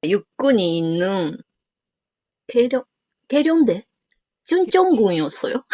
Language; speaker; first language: Korean; non-native, fluent; Japanese